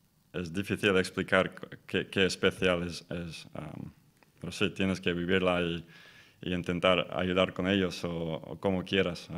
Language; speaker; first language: Spanish; non-native, fluent; English